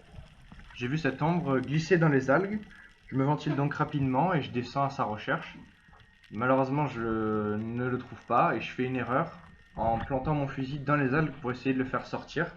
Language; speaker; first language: French; native; French